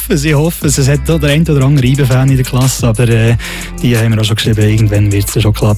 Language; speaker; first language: German; native; German